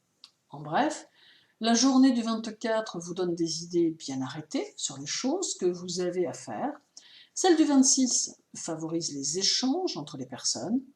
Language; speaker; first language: French; native; French